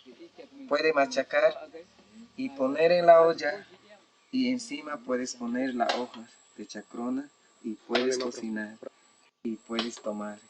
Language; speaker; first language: Spanish; non-native, local second language; Shipibo-Conibo